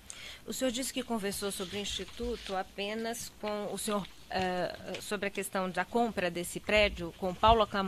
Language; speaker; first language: Portuguese; native; Portuguese